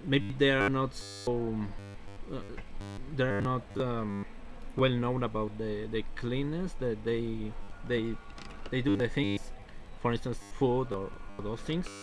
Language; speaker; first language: English; non-native, learner; Spanish